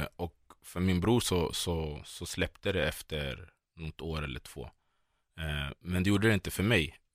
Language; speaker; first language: Swedish; early bilingual, other home language; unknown